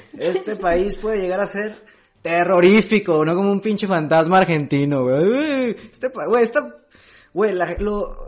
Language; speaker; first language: Spanish; native; Spanish